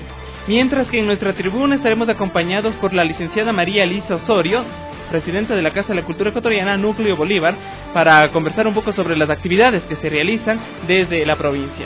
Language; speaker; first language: Spanish; native; Spanish